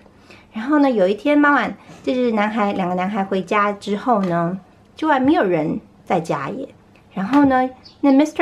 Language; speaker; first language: Chinese; native; Chinese